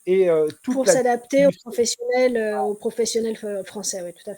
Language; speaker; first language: French; native; French